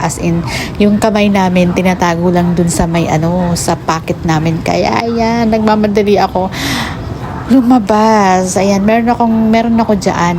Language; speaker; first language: Filipino; native; Filipino